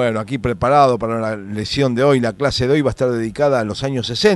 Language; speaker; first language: Spanish; native; Spanish